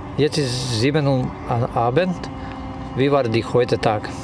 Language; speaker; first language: German; non-native, learner; Croatian